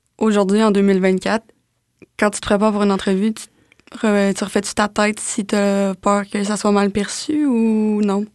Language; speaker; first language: French; native; French